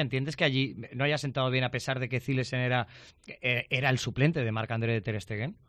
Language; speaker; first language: Spanish; native; Spanish